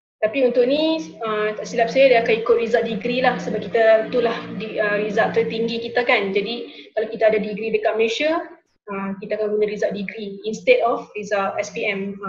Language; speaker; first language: Malay; native; Malay